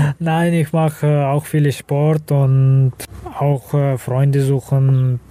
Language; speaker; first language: German; non-native, learner; Kazakh